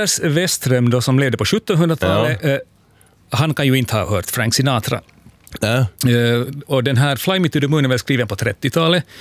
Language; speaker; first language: Swedish; native; Swedish